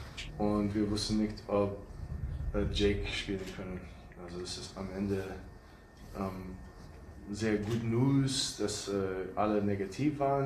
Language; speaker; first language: German; non-native, learner; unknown